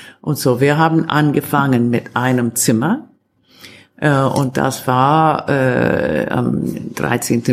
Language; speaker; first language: German; non-native, fluent; Italian